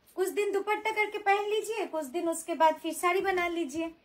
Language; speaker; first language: Hindi; non-native, local second language; Bangla